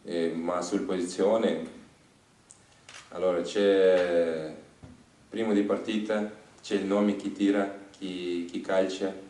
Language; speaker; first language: Italian; non-native, learner; Ukrainian